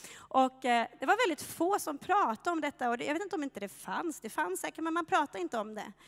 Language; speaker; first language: Swedish; native; Swedish